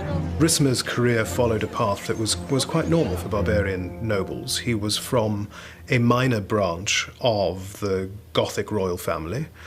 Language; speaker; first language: English; native; English